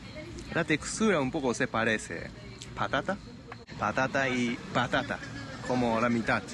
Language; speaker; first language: Spanish; non-native, fluent; Japanese